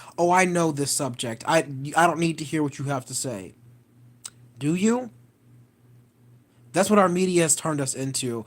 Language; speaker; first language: English; native; English